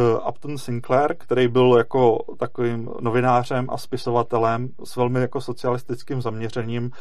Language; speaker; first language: Czech; native; Czech